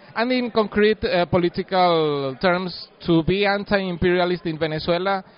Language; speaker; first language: English; non-native, fluent; Spanish